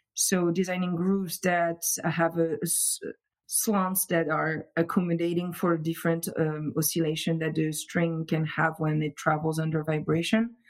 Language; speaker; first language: English; non-native, fluent; French